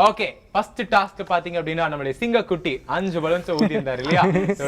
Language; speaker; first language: Tamil; native; Tamil